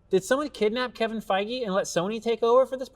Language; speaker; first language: English; native; English